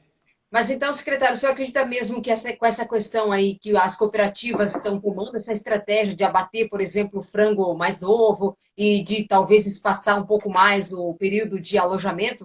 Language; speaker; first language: Portuguese; native; Portuguese